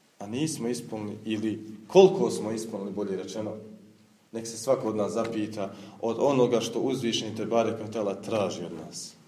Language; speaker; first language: Bosnian; native; Bosnian